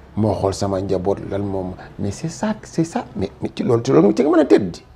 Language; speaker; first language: French; non-native, local second language; Wolof